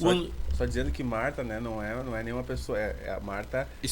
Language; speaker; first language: Portuguese; native; Portuguese